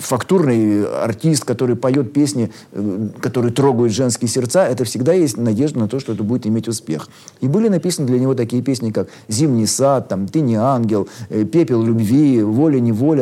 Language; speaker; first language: Russian; native; Russian